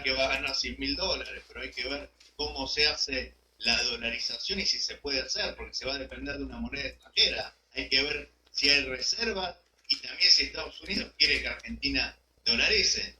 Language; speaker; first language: Spanish; native; Spanish